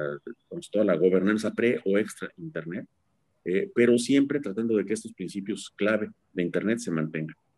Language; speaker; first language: Spanish; native; Spanish